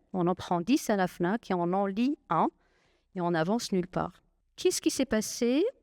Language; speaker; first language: French; non-native, local second language; Arabic